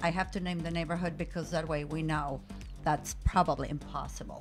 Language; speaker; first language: English; non-native, fluent; Spanish